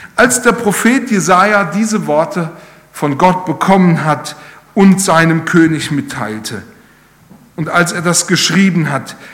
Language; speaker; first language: German; native; German